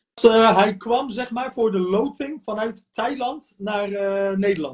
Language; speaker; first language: Dutch; early bilingual, other home language; Turkish